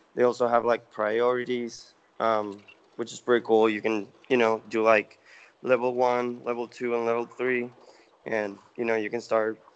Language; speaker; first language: English; non-native, fluent; Spanish